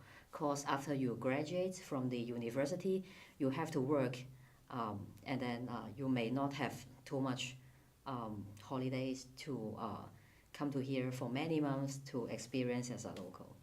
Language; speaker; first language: English; non-native, fluent; Cantonese